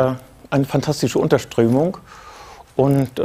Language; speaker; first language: German; native; German